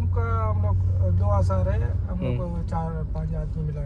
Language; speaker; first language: Hindi; non-native, learner; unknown